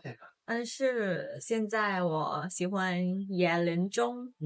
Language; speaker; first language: Chinese; non-native, learner; Thai